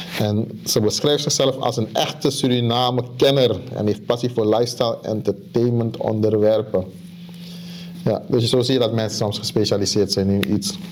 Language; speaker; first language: Dutch; native; Dutch